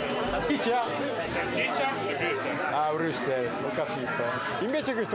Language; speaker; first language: Italian; non-native, learner; Korean